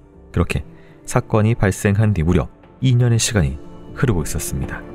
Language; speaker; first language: Korean; native; Korean